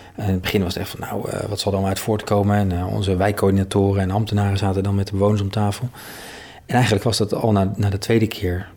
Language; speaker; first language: Dutch; native; Dutch